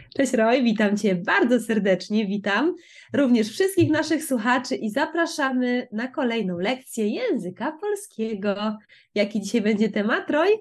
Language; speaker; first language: Polish; native; Polish